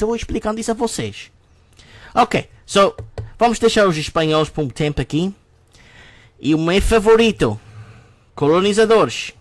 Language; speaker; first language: Portuguese; non-native, learner; English